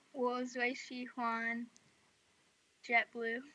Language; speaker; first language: Chinese; non-native, learner; English